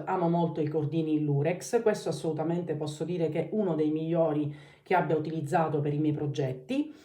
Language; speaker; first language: Italian; native; Italian